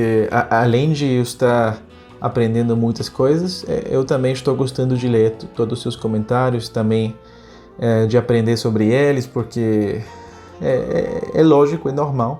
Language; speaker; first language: Portuguese; non-native, fluent; Spanish